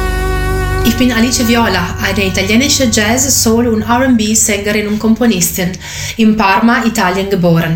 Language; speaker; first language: German; non-native, fluent; Italian